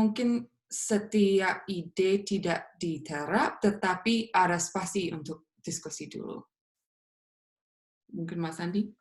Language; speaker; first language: Indonesian; non-native, fluent; English